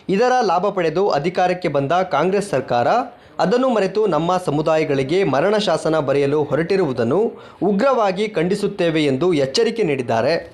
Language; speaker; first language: Kannada; native; Kannada